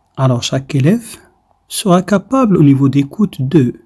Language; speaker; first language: French; non-native, local second language; Arabic